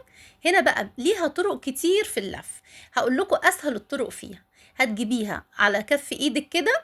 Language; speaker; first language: Arabic; native; Arabic